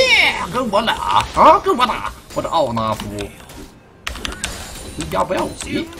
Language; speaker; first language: Chinese; native; Chinese